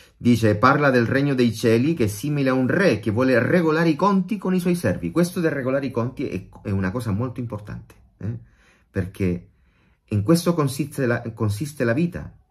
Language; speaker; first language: Italian; non-native, fluent; Spanish